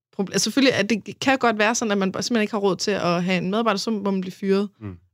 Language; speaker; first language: Danish; native; Danish